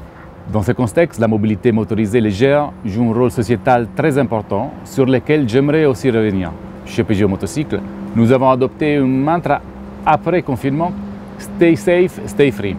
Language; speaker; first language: French; native; French